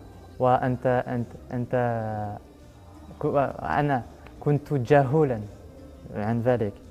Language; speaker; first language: Arabic; non-native, learner; French